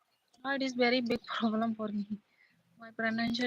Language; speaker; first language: English; non-native, learner; Hindi